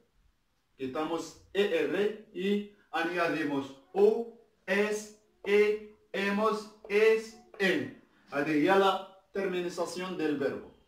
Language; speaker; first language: Spanish; non-native, fluent; Arabic